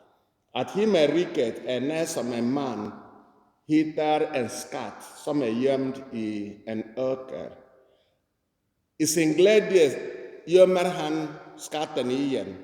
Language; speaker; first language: Swedish; non-native, fluent; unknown